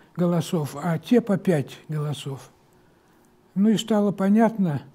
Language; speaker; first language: Russian; native; Russian